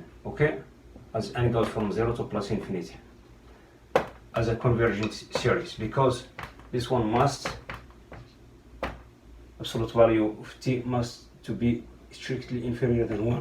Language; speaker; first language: English; non-native, fluent; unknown